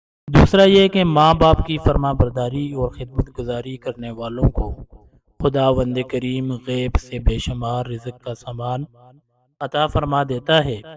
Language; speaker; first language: Urdu; native; Urdu